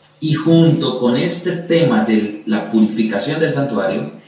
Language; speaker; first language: Spanish; native; Spanish